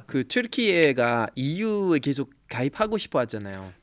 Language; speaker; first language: Korean; non-native, fluent; French